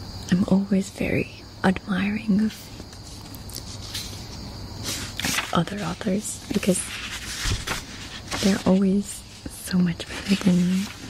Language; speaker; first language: English; non-native, fluent; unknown